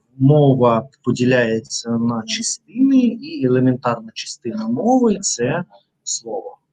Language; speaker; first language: Ukrainian; non-native, local second language; Russian